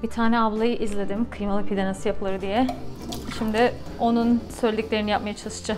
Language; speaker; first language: Turkish; native; Turkish